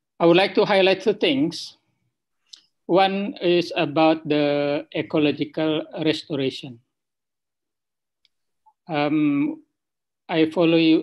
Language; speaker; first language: English; non-native, fluent; Indonesian